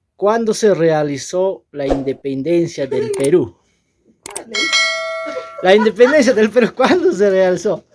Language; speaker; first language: Spanish; native; Spanish